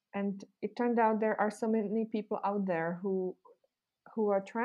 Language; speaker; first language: English; non-native, fluent; Czech